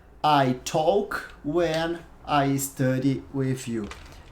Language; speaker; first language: English; non-native, fluent; Portuguese